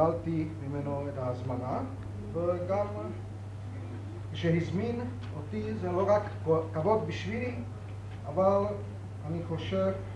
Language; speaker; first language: Hebrew; non-native, fluent; Czech